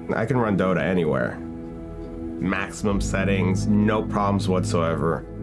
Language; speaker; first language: English; early bilingual, other home language; Hebrew